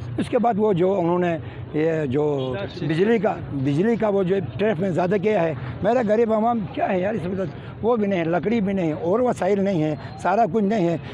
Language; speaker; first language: Urdu; non-native, local second language; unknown